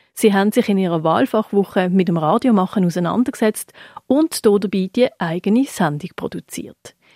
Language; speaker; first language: German; native; German